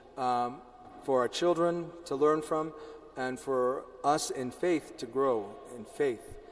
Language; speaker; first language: English; early bilingual, other home language; Spanish